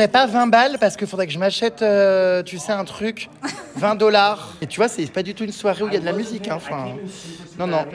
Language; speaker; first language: French; native; French